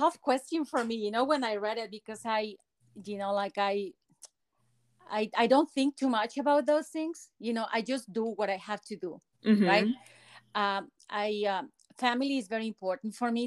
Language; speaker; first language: English; non-native, fluent; Spanish